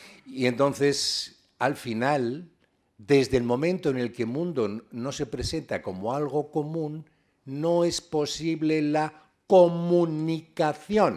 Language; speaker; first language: Spanish; native; Spanish